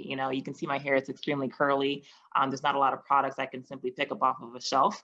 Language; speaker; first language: English; native; English